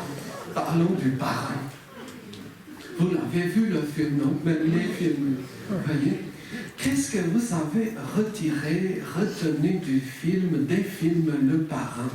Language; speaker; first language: French; native; French